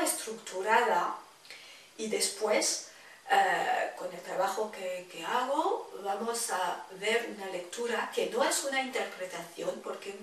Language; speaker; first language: Spanish; non-native, fluent; French